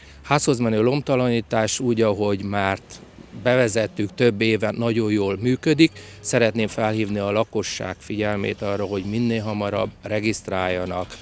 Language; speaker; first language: Hungarian; native; Hungarian